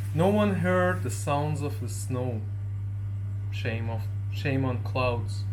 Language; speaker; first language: English; non-native, fluent; Persian